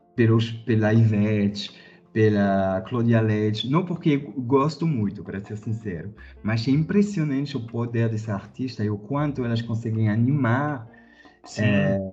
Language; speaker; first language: Portuguese; non-native, fluent; French